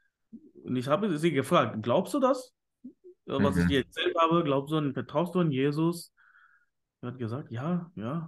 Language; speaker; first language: German; non-native, fluent; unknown